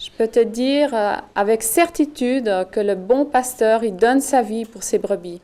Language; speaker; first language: French; native; French